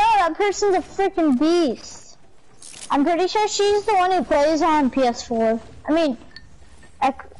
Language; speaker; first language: English; native; English